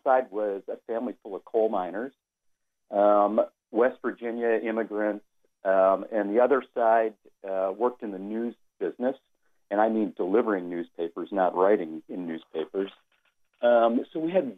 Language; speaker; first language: English; native; English